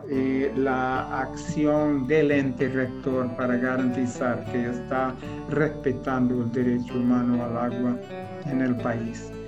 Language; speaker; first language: Spanish; non-native, fluent; English